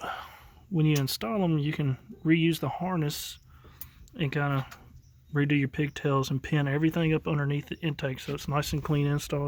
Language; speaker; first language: English; native; English